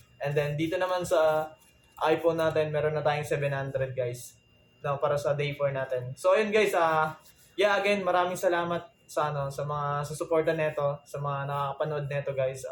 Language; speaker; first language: Filipino; non-native, local second language; Cebuano